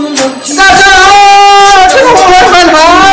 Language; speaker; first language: Chinese; non-native, learner; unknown